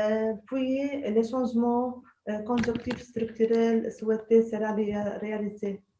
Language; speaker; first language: French; non-native, local second language; Arabic